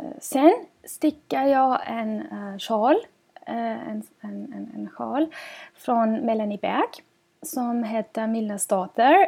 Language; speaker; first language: Swedish; non-native, fluent; German